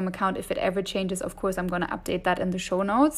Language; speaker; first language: English; non-native, fluent; German